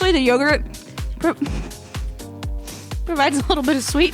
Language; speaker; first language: English; native; English